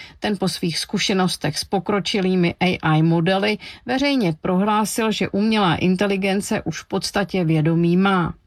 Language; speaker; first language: Czech; native; Czech